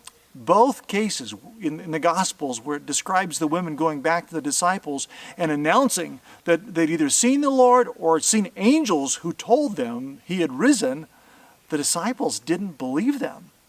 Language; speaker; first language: English; native; English